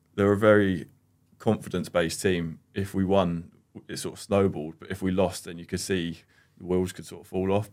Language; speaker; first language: English; native; English